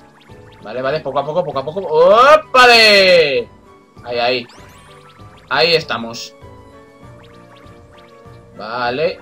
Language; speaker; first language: Spanish; native; Spanish